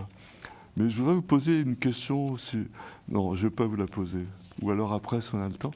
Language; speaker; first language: French; native; French